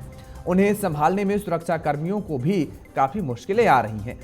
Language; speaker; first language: Hindi; native; Hindi